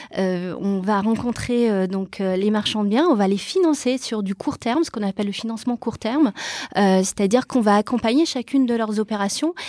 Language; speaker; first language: French; early bilingual, other home language; Portuguese